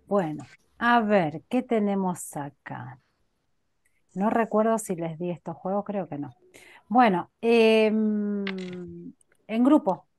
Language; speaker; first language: Spanish; native; Spanish